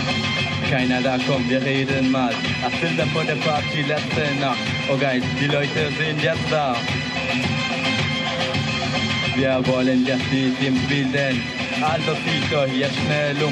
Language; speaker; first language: German; native; German